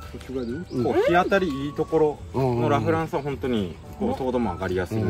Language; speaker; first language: Japanese; native; Japanese